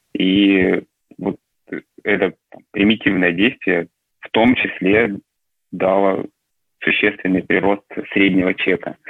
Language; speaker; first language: Russian; native; Russian